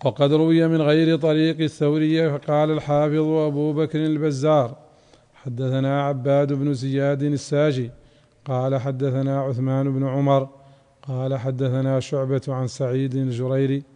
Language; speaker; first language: Arabic; native; Arabic